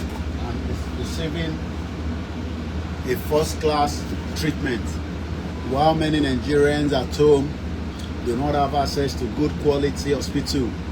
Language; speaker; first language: English; non-native, local second language; Yoruba